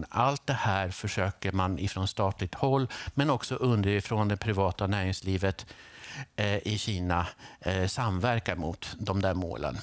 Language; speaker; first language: Swedish; native; Swedish